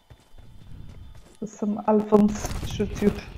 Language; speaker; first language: English; non-native, fluent; Polish